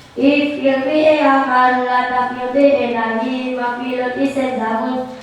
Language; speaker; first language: Arabic; non-native, learner; Achinese